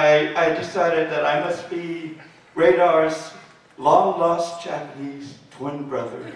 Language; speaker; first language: English; native; English